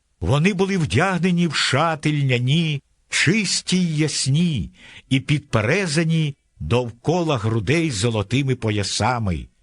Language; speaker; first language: Ukrainian; native; Ukrainian